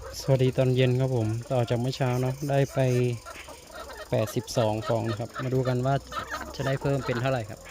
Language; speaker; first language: Thai; native; Thai